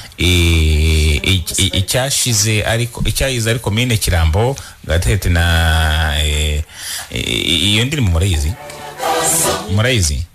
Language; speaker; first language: Kinyarwanda; native; Kinyarwanda